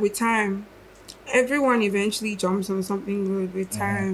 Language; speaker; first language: English; non-native, local second language; Igbo